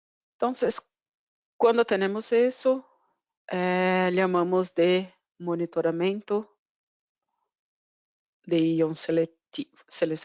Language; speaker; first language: Spanish; non-native, fluent; Portuguese